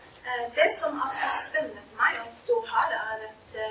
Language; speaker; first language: Norwegian; non-native, fluent; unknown